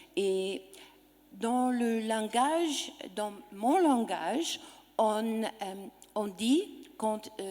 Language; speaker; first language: French; non-native, learner; English